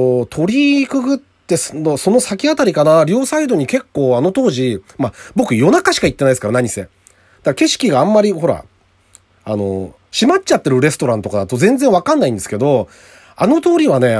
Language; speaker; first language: Japanese; native; Japanese